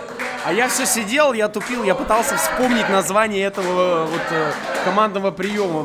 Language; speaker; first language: Russian; native; Russian